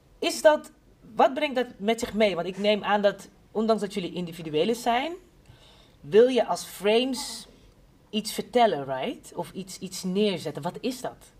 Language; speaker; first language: Dutch; native; Dutch